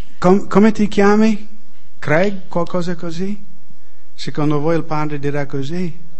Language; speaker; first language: Italian; non-native, fluent; English